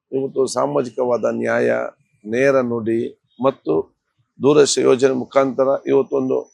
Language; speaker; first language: Kannada; non-native, local second language; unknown